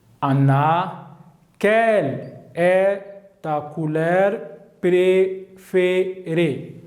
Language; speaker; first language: French; non-native, learner; Turkish